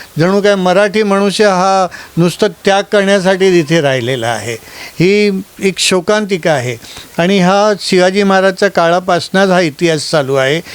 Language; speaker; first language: Marathi; non-native, local second language; Gujarati